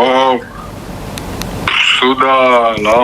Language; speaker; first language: Indonesian; non-native, learner; Romanian